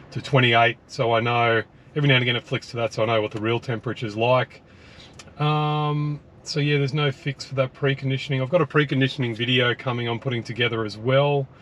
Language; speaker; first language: English; native; English